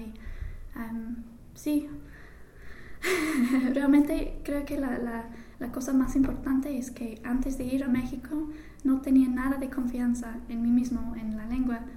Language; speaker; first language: Spanish; non-native, fluent; English